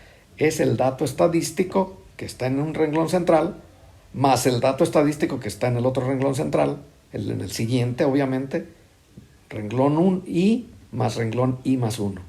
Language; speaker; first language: Spanish; native; Spanish